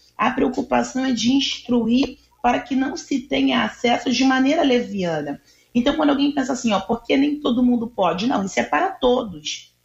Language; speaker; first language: Portuguese; native; Portuguese